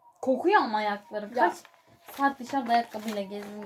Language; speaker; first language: Turkish; native; Turkish